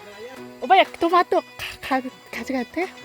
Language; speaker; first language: Korean; non-native, learner; Cebuano